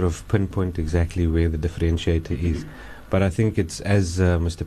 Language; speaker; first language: English; native; English